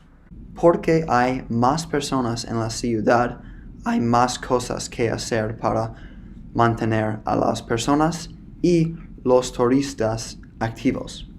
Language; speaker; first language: Spanish; non-native, learner; English